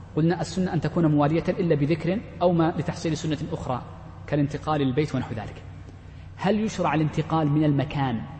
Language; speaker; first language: Arabic; native; Arabic